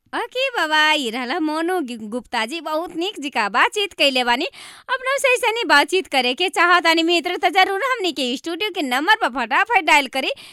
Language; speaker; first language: Bhojpuri; non-native, local second language; Maithili